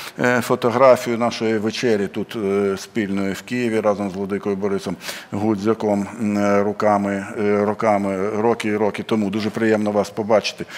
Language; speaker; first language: Ukrainian; native; Ukrainian